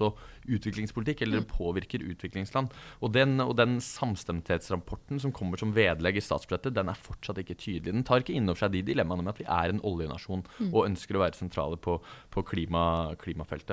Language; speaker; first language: Norwegian; native; Norwegian